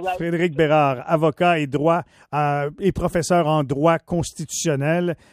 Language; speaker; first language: French; native; French